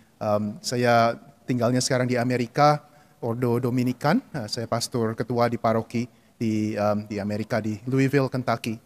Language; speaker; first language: Indonesian; native; Indonesian